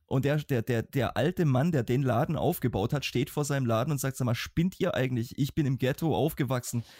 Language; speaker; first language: German; native; German